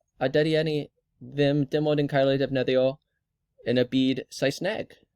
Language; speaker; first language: Welsh; non-native, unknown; English